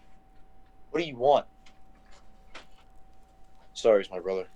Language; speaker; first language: English; native; English